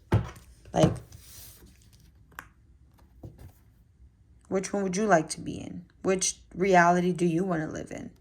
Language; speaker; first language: English; native; English